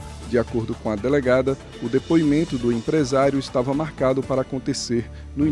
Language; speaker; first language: Portuguese; native; Portuguese